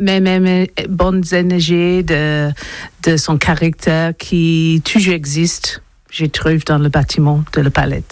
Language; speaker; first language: French; non-native, learner; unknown